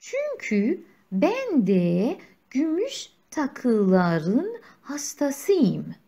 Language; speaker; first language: Turkish; non-native, fluent; Persian